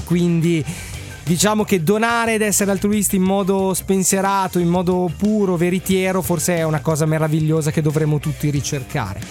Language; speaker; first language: Italian; native; Italian